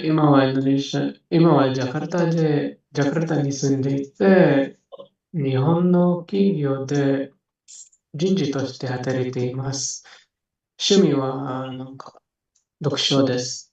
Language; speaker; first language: Japanese; non-native, fluent; Indonesian